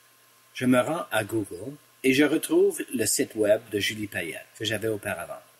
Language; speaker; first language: French; non-native, local second language; English